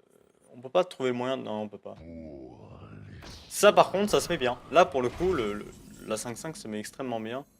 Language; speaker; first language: French; native; French